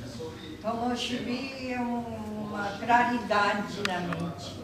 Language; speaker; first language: Portuguese; non-native, learner; Japanese